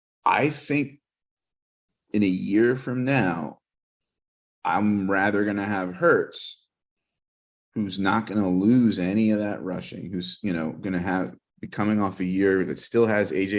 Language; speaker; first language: English; native; English